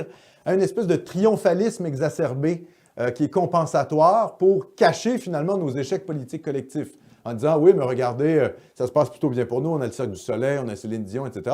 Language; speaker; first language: French; native; French